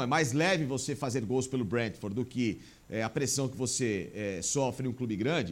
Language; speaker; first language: Portuguese; native; Portuguese